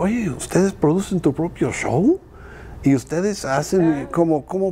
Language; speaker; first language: Spanish; early bilingual, heritage; Spanish